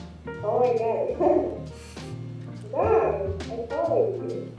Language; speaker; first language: English; non-native, learner; Bosnian